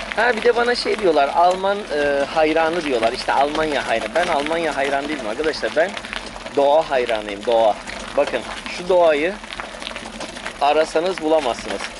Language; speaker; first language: Turkish; early bilingual, heritage; Turkish